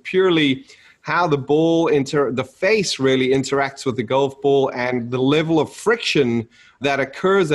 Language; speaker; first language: English; native; English